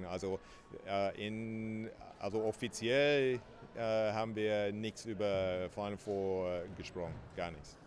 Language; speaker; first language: German; non-native, fluent; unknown